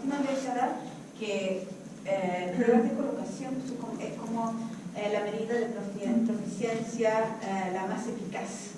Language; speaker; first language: Spanish; non-native, fluent; Swedish